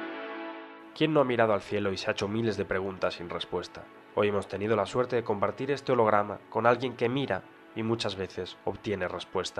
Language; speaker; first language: Spanish; native; Spanish